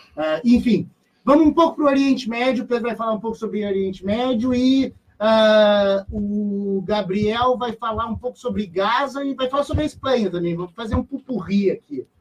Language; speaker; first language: Portuguese; native; Portuguese